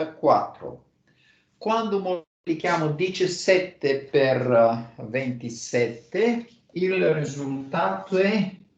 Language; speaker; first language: Italian; non-native, fluent; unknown